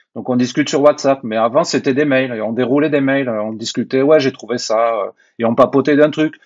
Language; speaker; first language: French; native; French